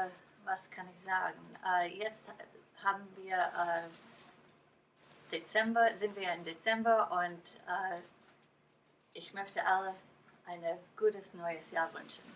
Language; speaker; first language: German; non-native, learner; English